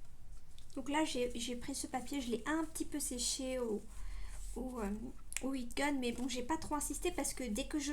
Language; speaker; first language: French; native; French